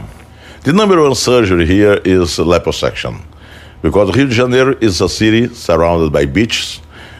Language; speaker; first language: English; non-native, fluent; Portuguese